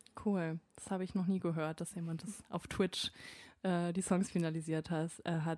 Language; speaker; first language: German; native; German